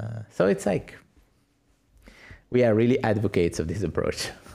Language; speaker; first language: English; non-native, fluent; Italian